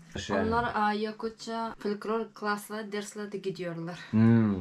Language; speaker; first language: Turkish; non-native, learner; Yakut